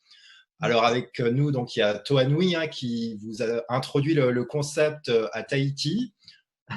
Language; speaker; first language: French; native; French